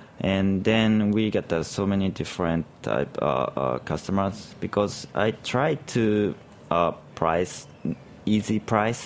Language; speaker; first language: English; non-native, learner; Japanese